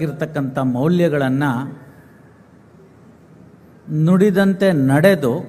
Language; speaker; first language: Kannada; native; Kannada